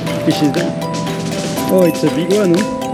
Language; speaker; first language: English; non-native, learner; French